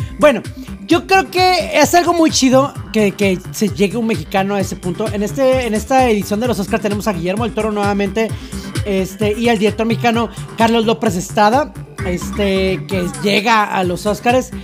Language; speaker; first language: Spanish; native; Spanish